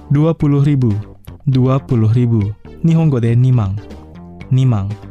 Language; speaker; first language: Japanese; non-native, fluent; Indonesian